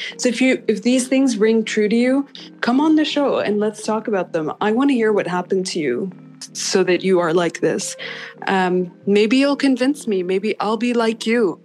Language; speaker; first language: English; non-native, fluent; Arabic